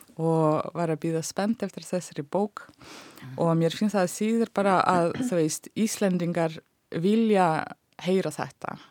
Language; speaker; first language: Icelandic; non-native, fluent; Russian